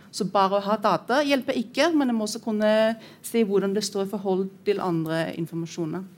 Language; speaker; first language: Norwegian; non-native, fluent; German